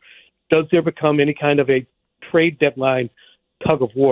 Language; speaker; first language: English; native; English